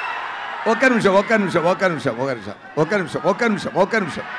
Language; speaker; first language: Telugu; non-native, local second language; Tamil